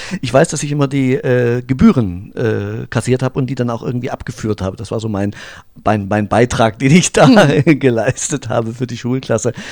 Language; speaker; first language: German; native; German